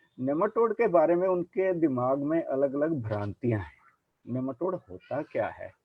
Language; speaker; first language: Hindi; non-native, local second language; Punjabi